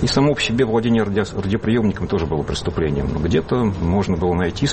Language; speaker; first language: Russian; native; Russian